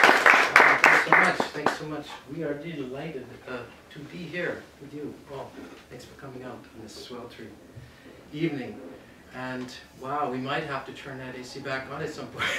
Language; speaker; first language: English; native; English